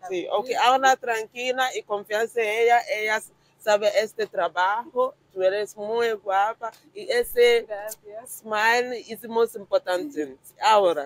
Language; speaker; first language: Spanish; non-native, learner; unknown